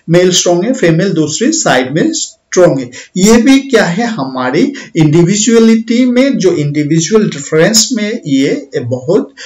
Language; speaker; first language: Hindi; non-native, local second language; Bangla